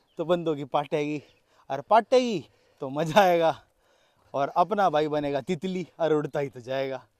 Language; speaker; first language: Hindi; native; Hindi